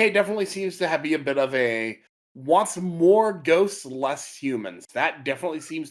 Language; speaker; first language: English; native; English